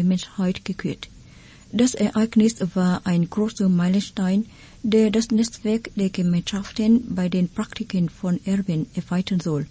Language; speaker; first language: German; non-native, fluent; Vietnamese